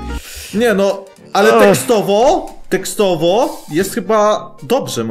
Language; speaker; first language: Polish; native; Polish